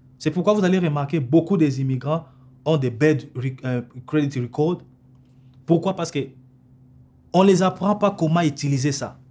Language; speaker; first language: French; non-native, local second language; Lingala